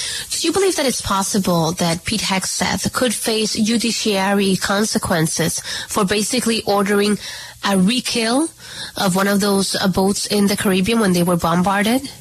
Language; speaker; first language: English; non-native, fluent; Spanish